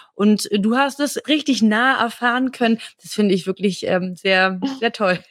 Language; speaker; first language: German; native; German